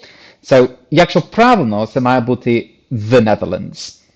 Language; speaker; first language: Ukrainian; non-native, fluent; English